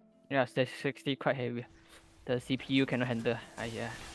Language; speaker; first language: English; non-native, local second language; Chinese